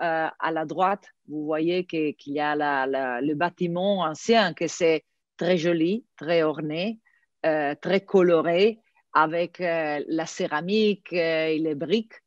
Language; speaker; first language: French; non-native, fluent; Italian